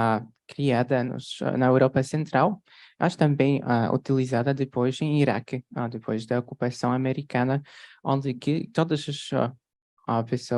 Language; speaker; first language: Portuguese; non-native, fluent; Polish